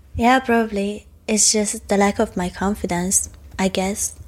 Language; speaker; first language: English; non-native, fluent; Hungarian